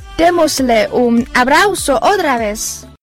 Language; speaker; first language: Spanish; non-native, fluent; Chinese